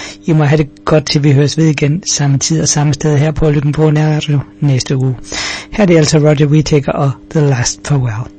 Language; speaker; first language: Danish; native; Danish